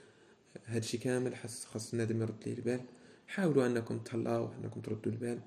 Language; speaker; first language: Arabic; native; Arabic